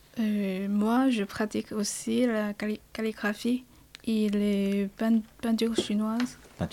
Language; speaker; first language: French; non-native, learner; Chinese